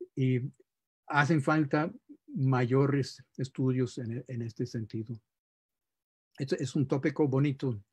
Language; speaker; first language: Spanish; non-native, fluent; English